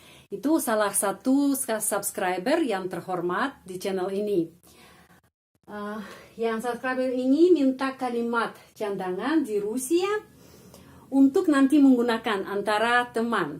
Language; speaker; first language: Indonesian; non-native, fluent; Russian